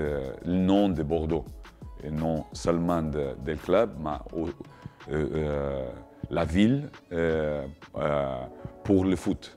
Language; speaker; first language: French; non-native, learner; Portuguese